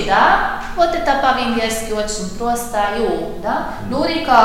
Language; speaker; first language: Russian; non-native, fluent; Hungarian